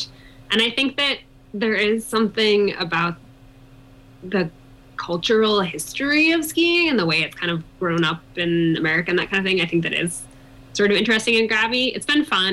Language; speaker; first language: English; native; English